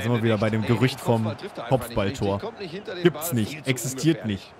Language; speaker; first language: German; native; German